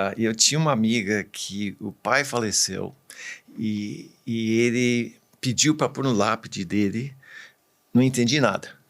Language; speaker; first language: Portuguese; early bilingual, other home language; English